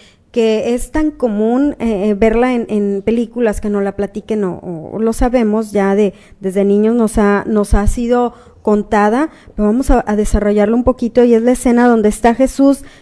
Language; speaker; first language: Spanish; native; Spanish